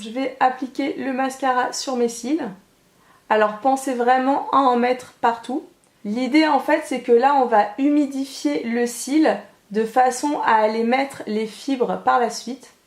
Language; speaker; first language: French; native; French